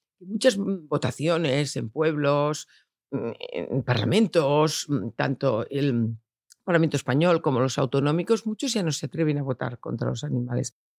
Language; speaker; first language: Spanish; non-native, local second language; Catalan